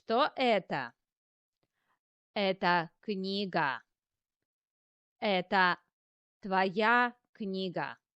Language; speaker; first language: Russian; non-native, learner; English